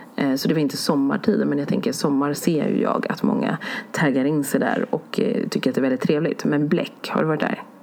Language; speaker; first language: Swedish; early bilingual, other home language; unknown